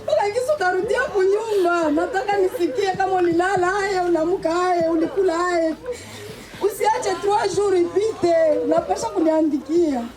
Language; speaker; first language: Swahili; native; Swahili